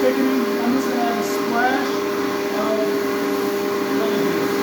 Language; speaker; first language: English; native; English